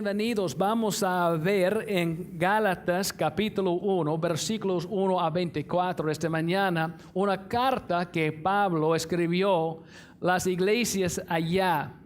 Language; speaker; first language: Spanish; non-native, fluent; English